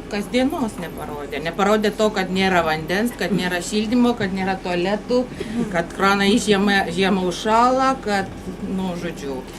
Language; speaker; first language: Lithuanian; non-native, learner; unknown